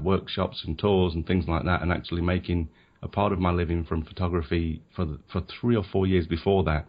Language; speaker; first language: English; native; English